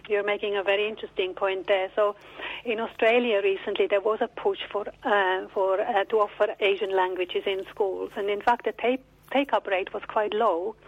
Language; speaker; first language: English; non-native, fluent; German